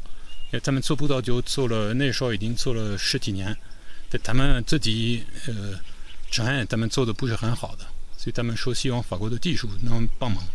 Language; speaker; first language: Chinese; non-native, fluent; French